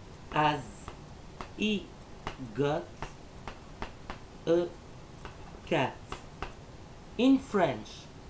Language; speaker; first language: English; non-native, learner; French